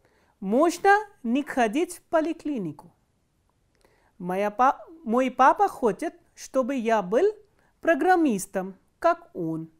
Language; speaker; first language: Russian; non-native, fluent; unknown